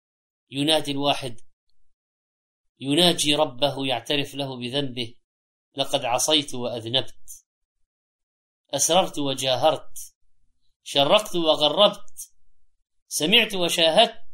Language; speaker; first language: Arabic; native; Arabic